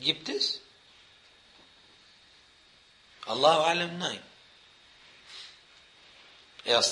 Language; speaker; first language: German; non-native, fluent; Arabic